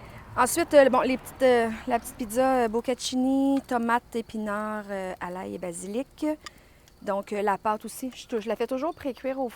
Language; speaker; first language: French; native; French